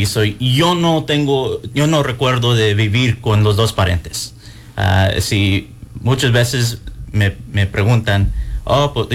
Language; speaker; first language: Spanish; early bilingual, heritage; Spanish